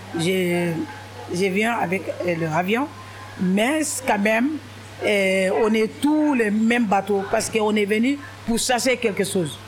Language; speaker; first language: French; non-native, local second language; Wolof